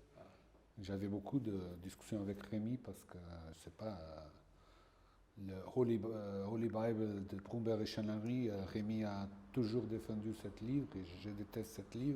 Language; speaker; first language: French; non-native, fluent; Portuguese